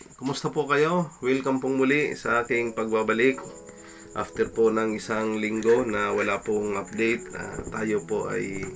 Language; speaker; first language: Filipino; non-native, local second language; Bikol